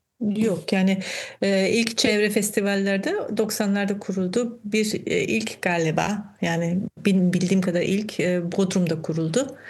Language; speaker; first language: Turkish; non-native, fluent; German